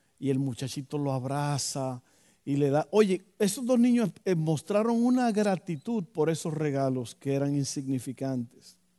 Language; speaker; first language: Spanish; native; Spanish